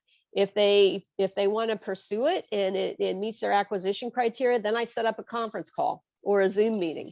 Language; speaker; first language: English; native; English